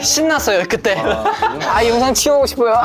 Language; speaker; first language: Korean; non-native, learner; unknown